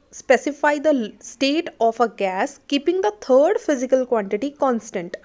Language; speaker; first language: English; non-native, local second language; Punjabi